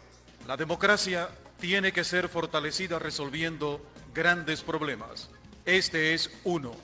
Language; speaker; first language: Spanish; native; Spanish